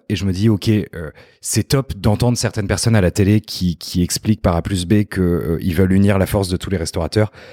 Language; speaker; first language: French; native; French